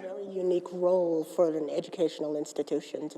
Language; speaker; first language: English; native; English